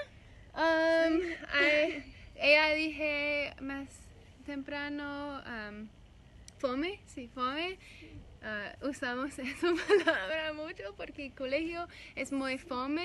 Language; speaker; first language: Spanish; non-native, learner; English